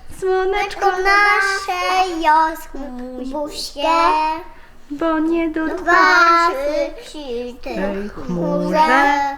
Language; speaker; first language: Polish; early bilingual, heritage; Polish